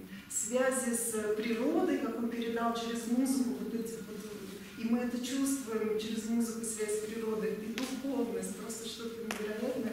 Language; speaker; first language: Russian; native; Russian